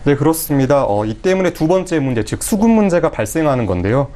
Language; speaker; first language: Korean; native; Korean